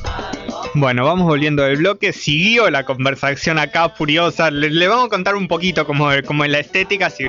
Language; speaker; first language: Spanish; native; Spanish